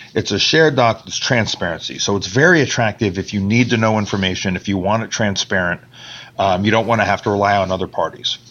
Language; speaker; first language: English; native; English